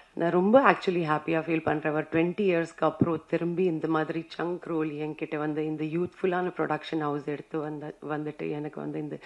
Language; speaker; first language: Tamil; non-native, fluent; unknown